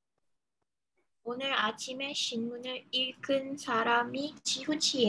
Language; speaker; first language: Korean; non-native, learner; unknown